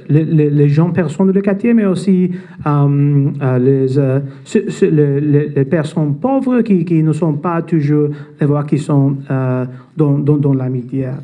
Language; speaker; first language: French; non-native, fluent; English